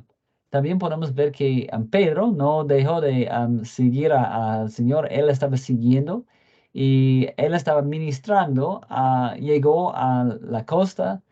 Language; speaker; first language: Spanish; non-native, fluent; English